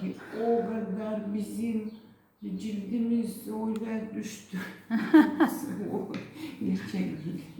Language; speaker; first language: Turkish; non-native, learner; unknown